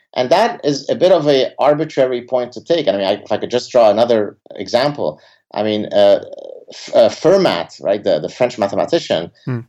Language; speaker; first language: English; early bilingual, other home language; Arabic